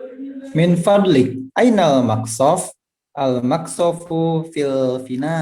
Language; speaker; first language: Arabic; non-native, learner; Indonesian